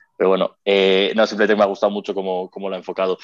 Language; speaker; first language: Spanish; native; Spanish